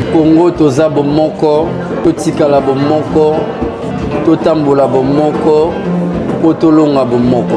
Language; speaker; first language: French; early bilingual, other home language; Lingala